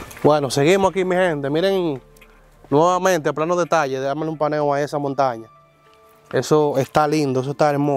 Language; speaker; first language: Spanish; native; Spanish